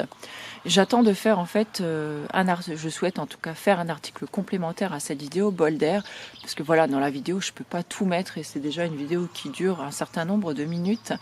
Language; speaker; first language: French; native; French